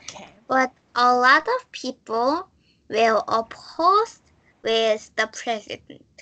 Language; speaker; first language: English; non-native, learner; Korean